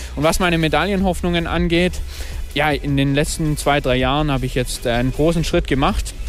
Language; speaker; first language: German; native; German